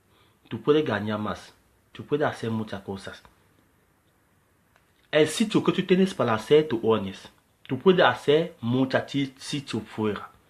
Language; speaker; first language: Spanish; non-native, learner; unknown